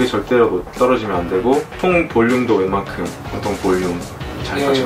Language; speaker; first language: Korean; native; Korean